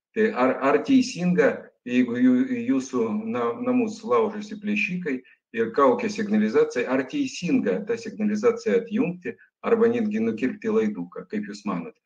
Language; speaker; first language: Lithuanian; non-native, local second language; Russian